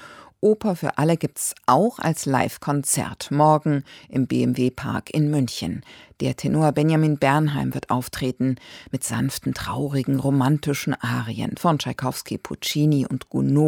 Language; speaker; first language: German; native; German